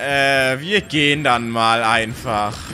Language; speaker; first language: German; native; German